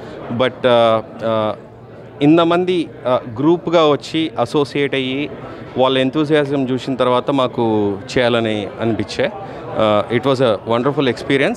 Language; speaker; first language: Telugu; native; Telugu